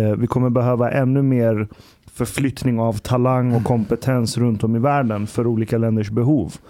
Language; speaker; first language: Swedish; early bilingual, other home language; Persian